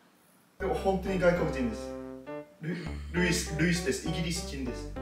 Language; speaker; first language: Japanese; non-native, learner; English